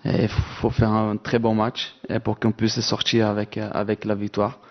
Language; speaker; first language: French; non-native, fluent; Portuguese